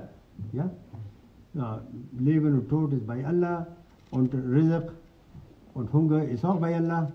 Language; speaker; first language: German; non-native, fluent; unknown